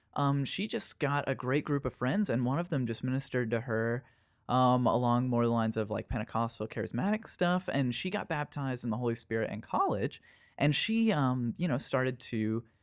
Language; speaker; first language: English; native; English